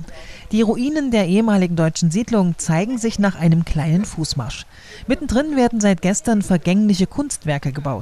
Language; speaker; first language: German; native; German